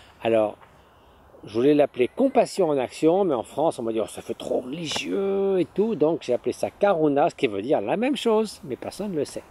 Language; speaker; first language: French; native; French